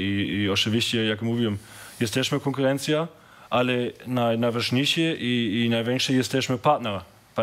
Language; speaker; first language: Polish; non-native, learner; German